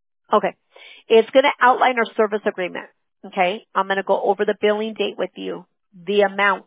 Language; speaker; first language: English; early bilingual, other home language; Spanish